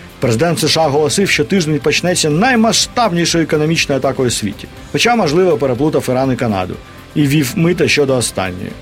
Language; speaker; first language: Ukrainian; non-native, local second language; Russian